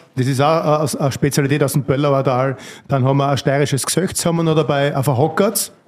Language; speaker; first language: German; native; German